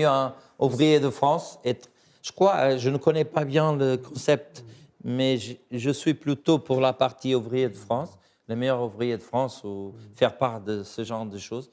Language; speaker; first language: French; non-native, fluent; Portuguese